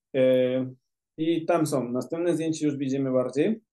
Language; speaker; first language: Polish; non-native, fluent; Spanish